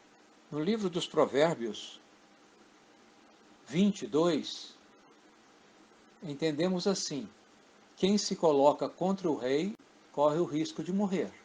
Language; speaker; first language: Portuguese; native; Portuguese